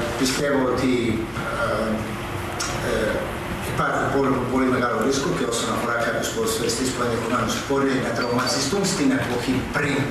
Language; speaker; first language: Greek; non-native, fluent; Serbian